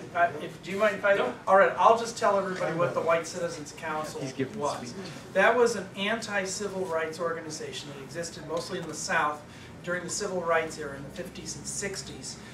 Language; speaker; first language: English; native; English